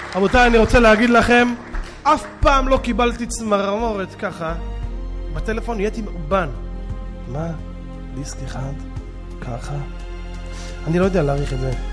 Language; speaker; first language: Hebrew; native; Hebrew